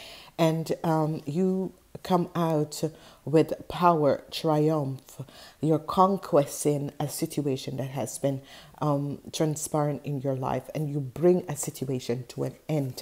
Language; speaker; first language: English; non-native, fluent; Dutch